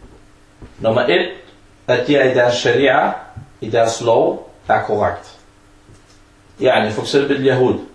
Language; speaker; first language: Danish; early bilingual, other home language; Arabic